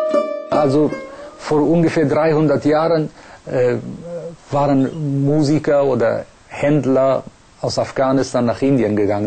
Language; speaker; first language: German; non-native, fluent; Persian